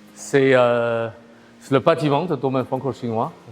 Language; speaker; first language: French; non-native, fluent; Chinese